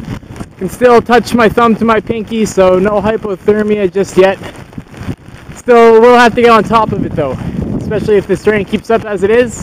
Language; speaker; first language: English; native; English